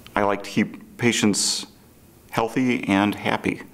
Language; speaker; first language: English; native; English